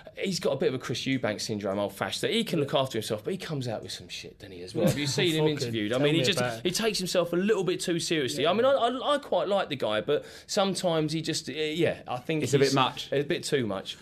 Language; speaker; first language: English; native; English